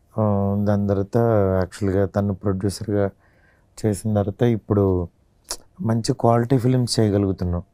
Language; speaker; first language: Telugu; native; Telugu